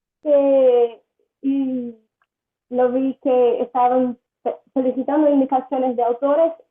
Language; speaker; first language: Spanish; non-native, learner; Portuguese